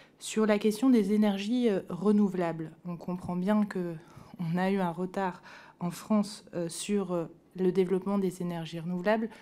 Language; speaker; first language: French; native; French